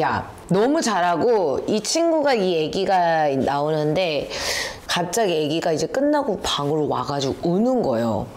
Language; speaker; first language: Korean; early bilingual, heritage; Korean